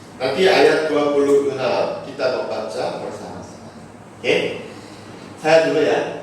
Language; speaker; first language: Indonesian; non-native, fluent; Korean